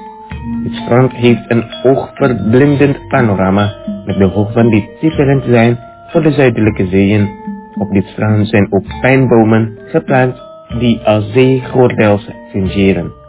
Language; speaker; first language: Dutch; non-native, fluent; Indonesian